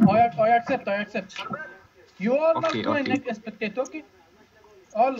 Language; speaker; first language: English; non-native, learner; Uzbek